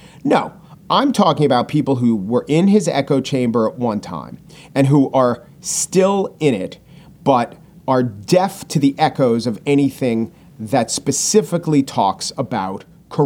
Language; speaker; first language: English; native; English